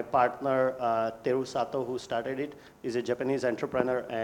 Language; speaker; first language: English; non-native, local second language; Hindi